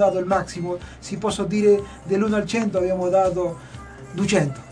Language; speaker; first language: Italian; non-native, fluent; Spanish